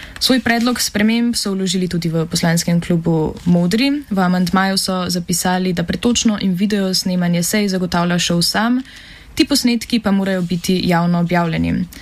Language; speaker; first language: Slovenian; native; Slovenian